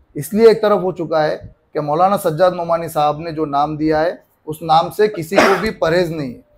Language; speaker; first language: Hindi; non-native, local second language; Marathi